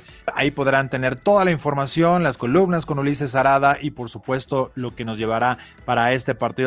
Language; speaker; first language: Spanish; native; Spanish